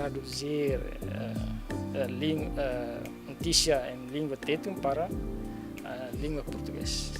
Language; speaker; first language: Portuguese; non-native, learner; Tetum